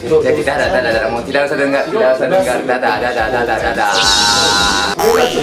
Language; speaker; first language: Japanese; native; Japanese